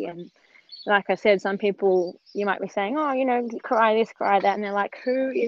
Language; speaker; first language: English; native; English